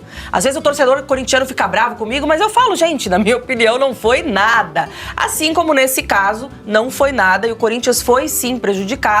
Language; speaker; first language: Portuguese; native; Portuguese